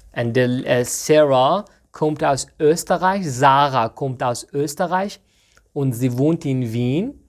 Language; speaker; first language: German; non-native, fluent; Persian